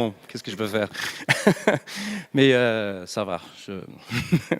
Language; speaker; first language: French; non-native, learner; English